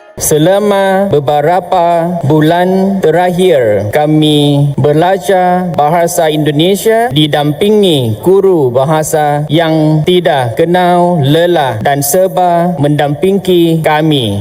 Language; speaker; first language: Indonesian; non-native, fluent; Lao